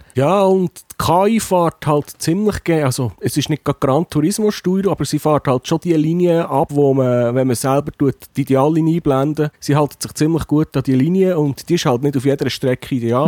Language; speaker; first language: German; native; German